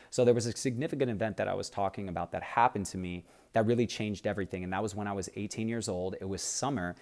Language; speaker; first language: English; native; English